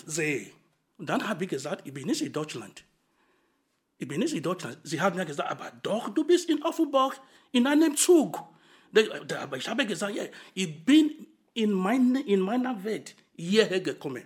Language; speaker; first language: German; non-native, fluent; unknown